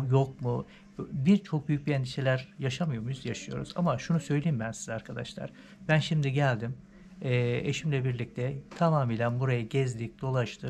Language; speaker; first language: Turkish; native; Turkish